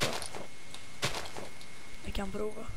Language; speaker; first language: Swedish; native; Swedish